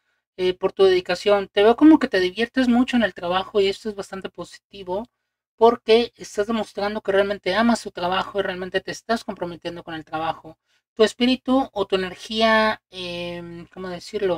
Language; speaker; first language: Spanish; native; Spanish